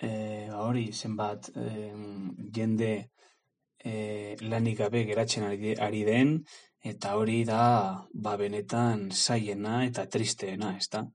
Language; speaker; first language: Basque; non-native, learner; Spanish